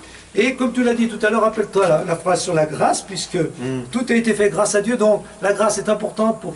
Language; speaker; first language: French; native; French